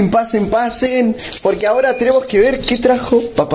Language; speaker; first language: Spanish; native; Spanish